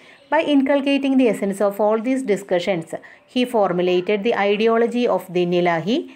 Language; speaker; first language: English; non-native, local second language; Malayalam